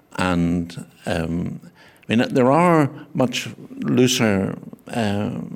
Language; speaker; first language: English; native; English